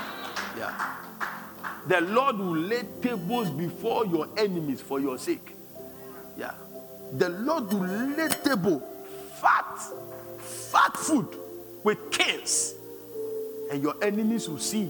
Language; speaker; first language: English; non-native, local second language; Akan